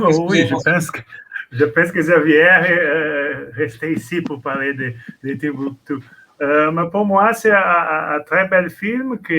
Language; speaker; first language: French; non-native, learner; Portuguese